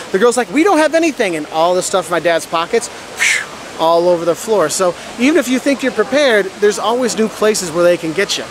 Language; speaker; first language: English; native; English